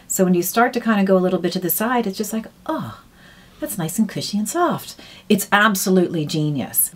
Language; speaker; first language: English; native; English